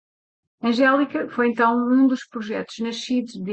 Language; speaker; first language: Portuguese; native; Portuguese